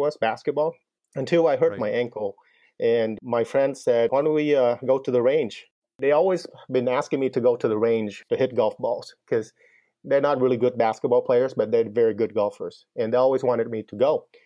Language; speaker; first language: English; non-native, fluent; Vietnamese